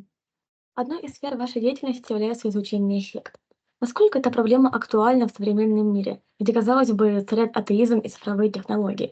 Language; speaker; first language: Russian; native; Russian